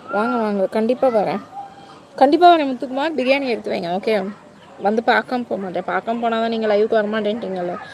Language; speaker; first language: Tamil; non-native, local second language; Telugu